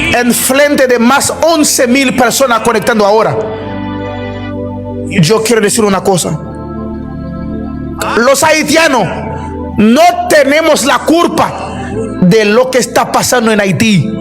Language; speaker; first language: Spanish; non-native, learner; Haitian Creole